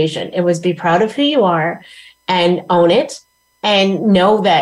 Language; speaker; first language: English; native; English